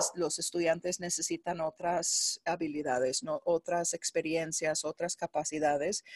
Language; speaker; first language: Spanish; non-native, fluent; English